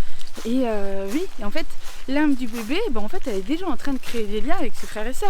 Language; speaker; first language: French; native; French